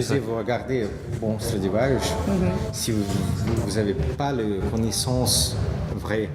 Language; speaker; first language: French; non-native, fluent; Portuguese